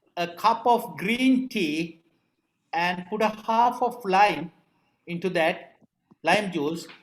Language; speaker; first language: English; non-native, local second language; Sinhala